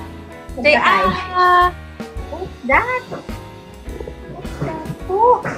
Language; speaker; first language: English; non-native, local second language; Filipino